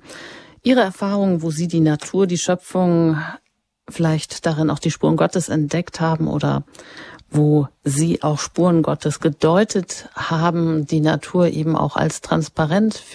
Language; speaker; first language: German; native; German